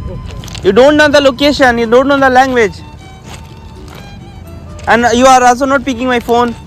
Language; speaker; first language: English; non-native, local second language; Hindi